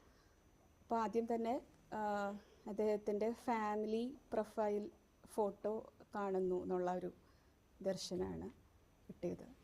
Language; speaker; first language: Malayalam; native; Malayalam